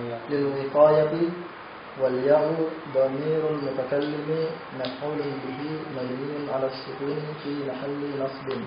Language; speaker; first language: Arabic; non-native, learner; Indonesian